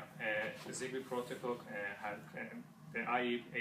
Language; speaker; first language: English; non-native, fluent; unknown